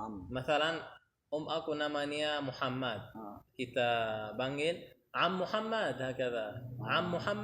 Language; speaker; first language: Indonesian; non-native, learner; Arabic